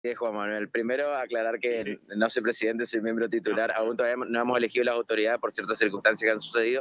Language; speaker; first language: Spanish; native; Spanish